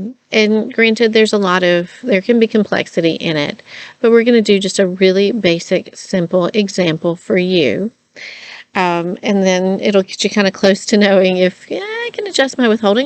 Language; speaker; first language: English; native; English